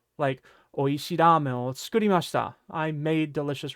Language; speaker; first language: Japanese; non-native, fluent; English